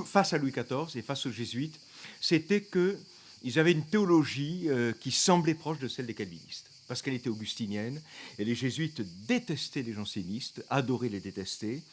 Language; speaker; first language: French; native; French